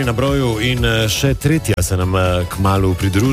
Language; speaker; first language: Slovenian; native; Slovenian